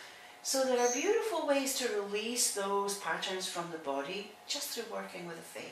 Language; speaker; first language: English; native; English